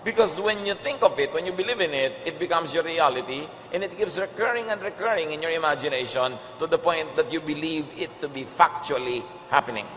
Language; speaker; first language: English; non-native, local second language; Filipino